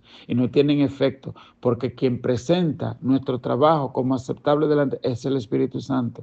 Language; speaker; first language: Spanish; native; Spanish